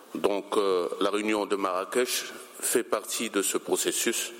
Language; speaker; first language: French; non-native, local second language; Arabic